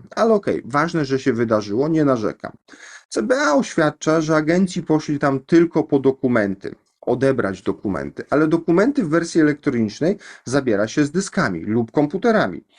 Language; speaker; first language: Polish; native; Polish